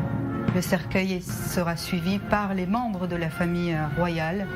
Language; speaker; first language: French; native; French